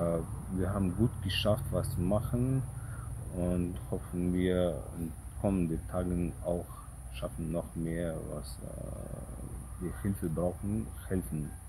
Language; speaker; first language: German; non-native, learner; Chechen